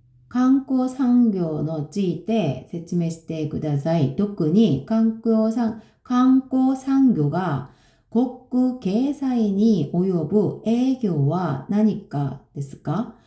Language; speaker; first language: Japanese; non-native, learner; Korean